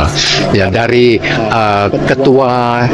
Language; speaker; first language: Indonesian; non-native, learner; Cantonese